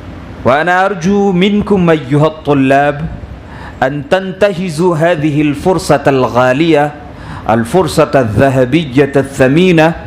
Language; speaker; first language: Arabic; non-native, fluent; Urdu